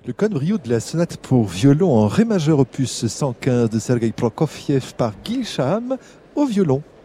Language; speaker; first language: French; native; French